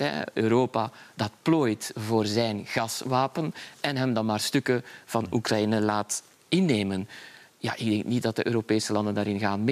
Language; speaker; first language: Dutch; native; Dutch